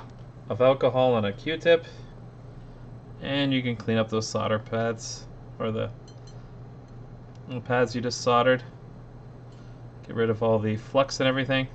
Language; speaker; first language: English; native; English